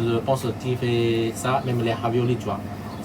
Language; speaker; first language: French; non-native, local second language; Chinese